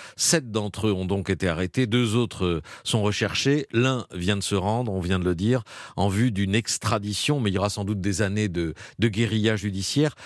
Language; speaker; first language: French; native; French